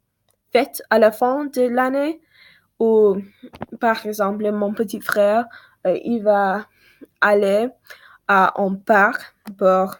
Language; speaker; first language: French; non-native, learner; English